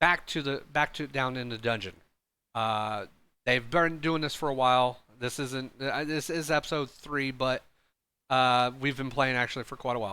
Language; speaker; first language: English; native; English